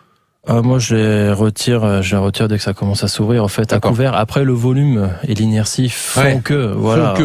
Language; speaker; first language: French; native; French